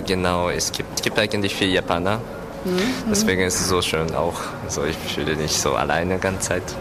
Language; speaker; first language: German; non-native, learner; Japanese